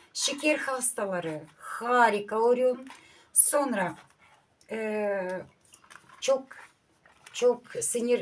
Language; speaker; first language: Turkish; non-native, learner; Russian